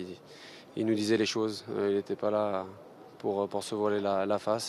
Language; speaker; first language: French; native; French